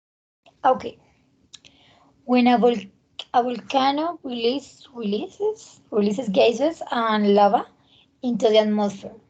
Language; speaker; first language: English; non-native, learner; Spanish